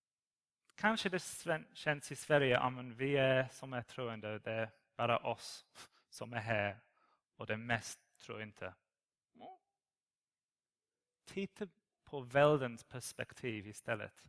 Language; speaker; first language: Swedish; non-native, learner; English